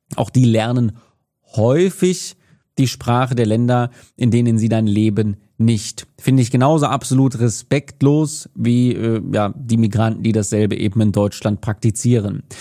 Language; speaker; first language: German; native; German